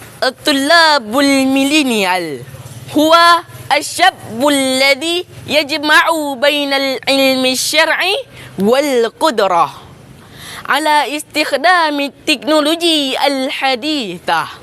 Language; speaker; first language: Arabic; non-native, learner; Indonesian